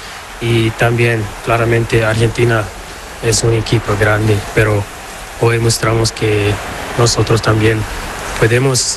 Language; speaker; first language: Spanish; non-native, learner; Portuguese